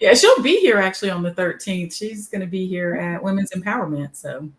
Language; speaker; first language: English; native; English